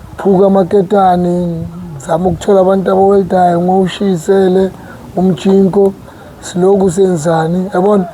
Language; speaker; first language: Zulu; non-native, local second language; Northern Sotho